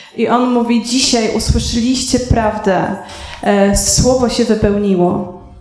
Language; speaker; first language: Polish; native; Polish